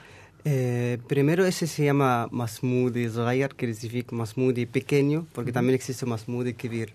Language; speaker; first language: Spanish; non-native, fluent; Arabic